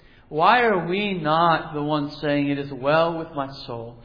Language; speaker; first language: English; native; English